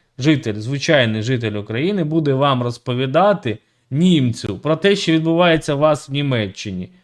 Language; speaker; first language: Ukrainian; native; Ukrainian